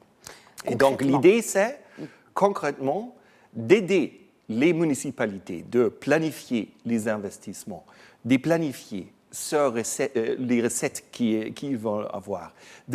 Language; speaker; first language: French; non-native, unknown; German